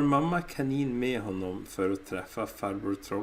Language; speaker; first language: Swedish; non-native, learner; English